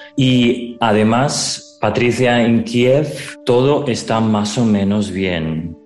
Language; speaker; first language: Spanish; non-native, fluent; Ukrainian